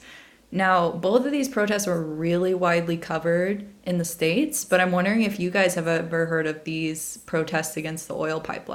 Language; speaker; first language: English; native; English